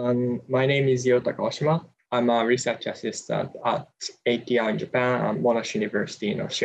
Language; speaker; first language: English; non-native, fluent; Japanese